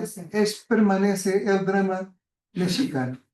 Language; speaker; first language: Spanish; non-native, fluent; Portuguese